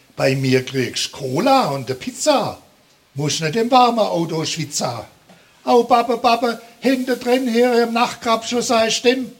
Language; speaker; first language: German; native; German